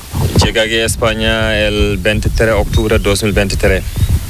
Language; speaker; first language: Spanish; non-native, learner; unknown